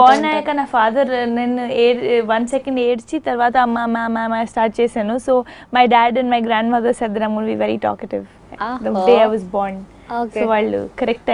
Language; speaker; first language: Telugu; non-native, fluent; Hindi